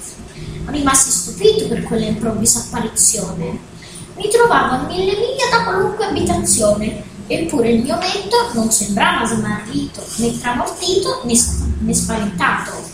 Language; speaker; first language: Italian; native; Italian